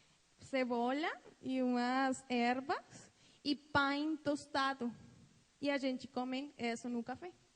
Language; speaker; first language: Portuguese; non-native, fluent; Spanish